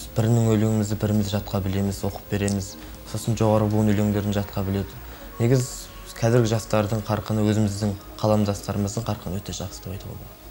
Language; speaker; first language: Kazakh; native; Kazakh